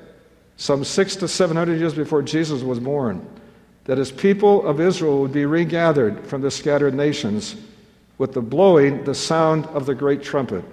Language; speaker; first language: English; native; English